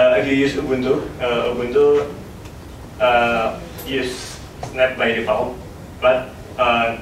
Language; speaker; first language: English; non-native, learner; Indonesian